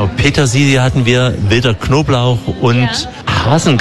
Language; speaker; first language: German; native; German